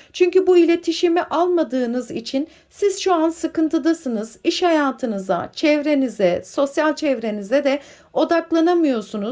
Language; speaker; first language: Turkish; native; Turkish